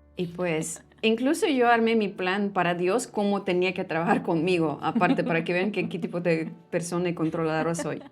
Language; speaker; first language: Spanish; non-native, fluent; Russian